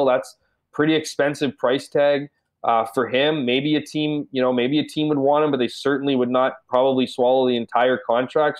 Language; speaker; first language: English; native; English